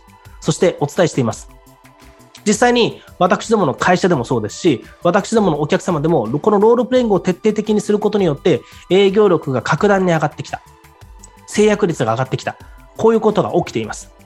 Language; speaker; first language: Japanese; native; Japanese